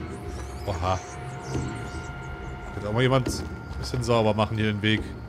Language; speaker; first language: German; native; German